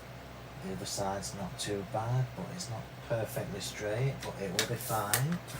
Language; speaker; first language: English; native; English